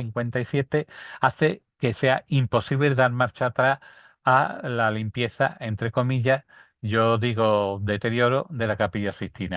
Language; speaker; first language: Spanish; native; Spanish